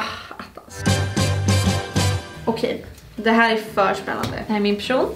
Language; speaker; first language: Swedish; native; Swedish